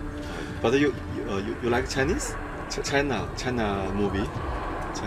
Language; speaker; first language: English; non-native, learner; Chinese